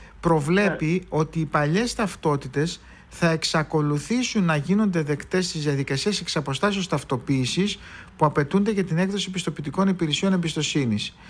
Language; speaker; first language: Greek; native; Greek